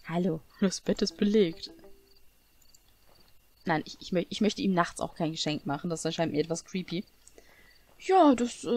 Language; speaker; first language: German; native; German